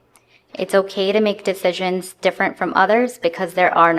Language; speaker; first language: English; native; English